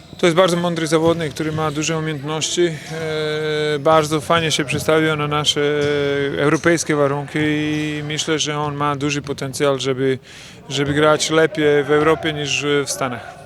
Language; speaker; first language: Polish; non-native, fluent; Croatian